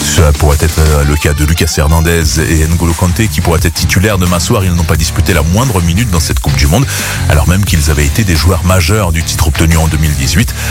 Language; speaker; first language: French; native; French